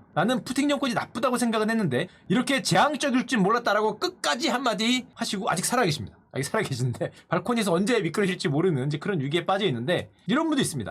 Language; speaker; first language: Korean; native; Korean